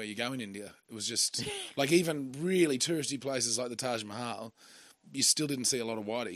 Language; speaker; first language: English; native; English